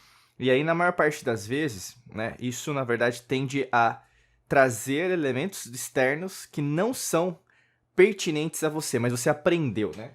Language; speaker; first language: Portuguese; native; Portuguese